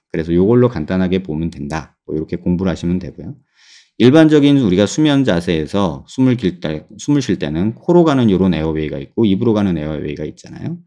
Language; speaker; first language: Korean; native; Korean